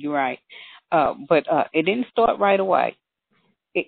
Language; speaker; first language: English; native; English